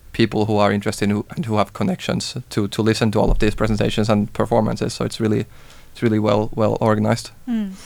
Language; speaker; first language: English; non-native, fluent; Finnish